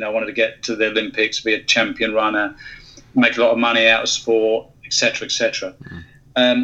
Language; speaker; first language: English; native; English